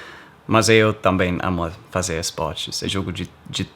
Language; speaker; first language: Portuguese; non-native, learner; English